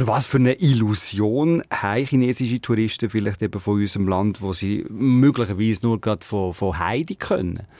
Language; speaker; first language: German; native; German